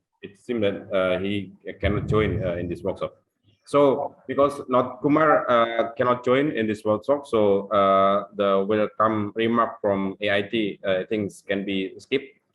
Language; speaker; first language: English; non-native, local second language; Indonesian